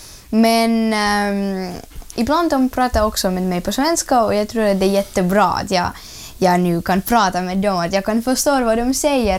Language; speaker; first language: Swedish; non-native, learner; Russian